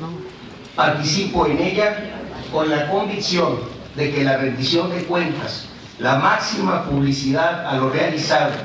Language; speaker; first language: Spanish; native; Spanish